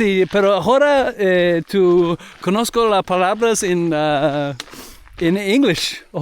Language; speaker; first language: Spanish; non-native, learner; English